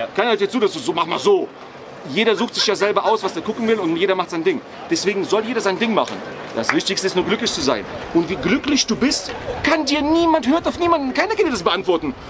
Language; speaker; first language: German; early bilingual, other home language; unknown